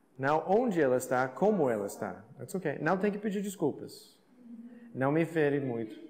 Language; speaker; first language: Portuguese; non-native, fluent; English